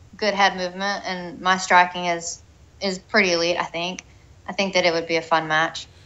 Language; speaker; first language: English; native; English